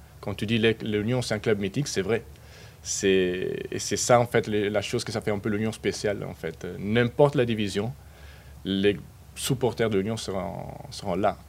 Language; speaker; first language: French; non-native, fluent; Spanish